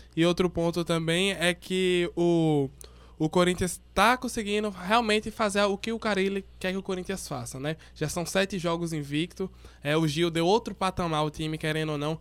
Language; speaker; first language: Portuguese; native; Portuguese